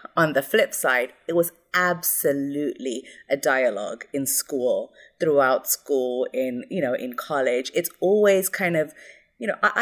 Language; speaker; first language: English; early bilingual, other home language; Hindi